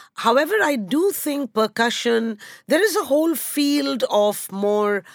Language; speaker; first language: English; non-native, local second language; Bangla